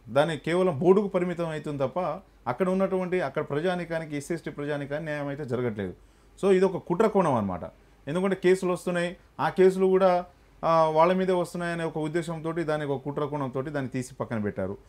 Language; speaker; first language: Telugu; non-native, local second language; Lambadi